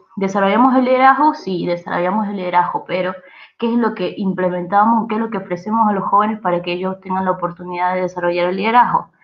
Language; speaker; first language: Spanish; native; Spanish